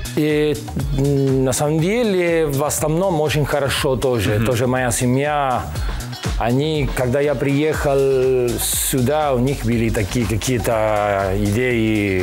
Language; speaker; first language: Russian; non-native, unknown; Italian